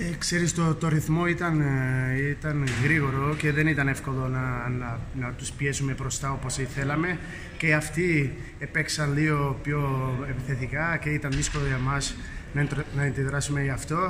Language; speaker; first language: Greek; non-native, fluent; Portuguese